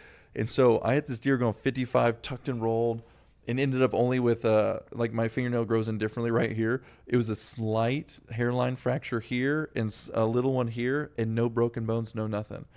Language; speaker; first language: English; native; English